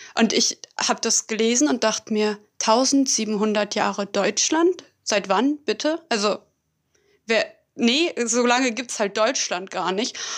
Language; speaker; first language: German; native; German